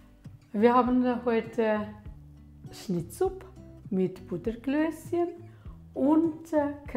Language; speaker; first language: German; early bilingual, heritage; German